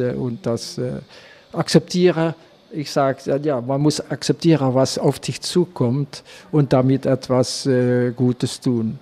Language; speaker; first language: German; non-native, learner; Dutch